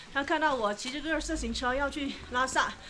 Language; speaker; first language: Chinese; native; Chinese